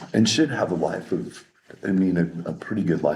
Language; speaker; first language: English; native; English